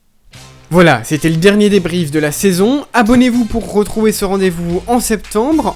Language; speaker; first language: French; native; French